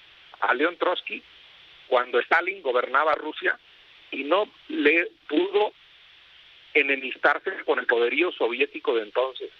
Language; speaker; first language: Spanish; native; Spanish